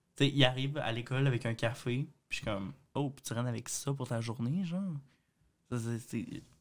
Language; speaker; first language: French; native; French